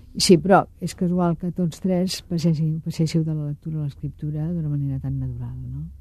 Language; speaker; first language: Catalan; native; Catalan